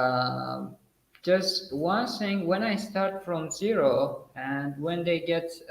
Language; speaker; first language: English; non-native, fluent; Uzbek